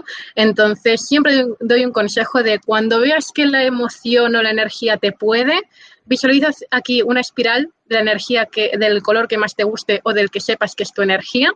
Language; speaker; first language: Spanish; native; Spanish